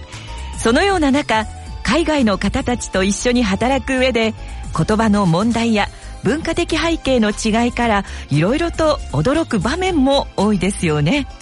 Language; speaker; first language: Japanese; native; Japanese